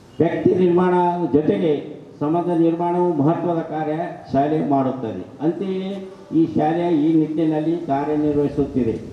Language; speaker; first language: Kannada; native; Kannada